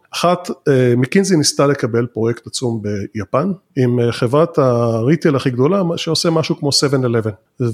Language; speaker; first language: Hebrew; native; Hebrew